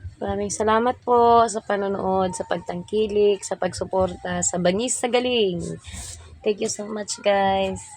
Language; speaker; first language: Filipino; non-native, local second language; Cebuano